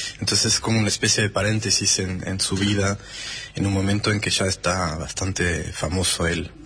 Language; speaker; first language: Spanish; non-native, fluent; French